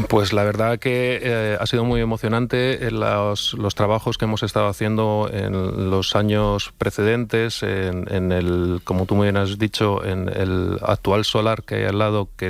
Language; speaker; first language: Spanish; native; Spanish